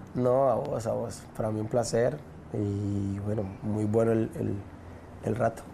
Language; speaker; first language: Spanish; native; Spanish